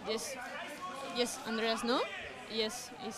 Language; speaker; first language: English; non-native, learner; Spanish